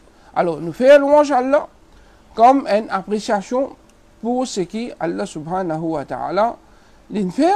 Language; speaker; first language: French; non-native, local second language; Morisyen